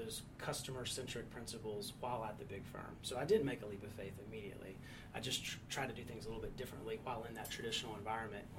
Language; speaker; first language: English; native; English